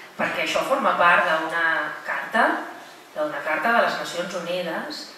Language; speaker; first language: Catalan; native; Catalan